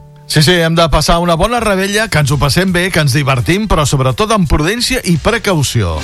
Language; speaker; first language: Catalan; native; Catalan